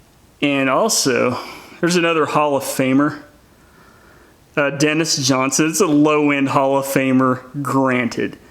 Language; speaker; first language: English; native; English